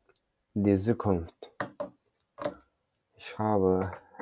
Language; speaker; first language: German; non-native, learner; Turkish